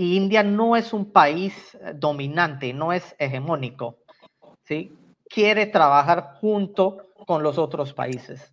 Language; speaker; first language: Spanish; non-native, fluent; Tamil